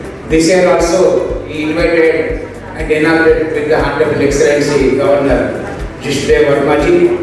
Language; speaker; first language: English; non-native, local second language; Telugu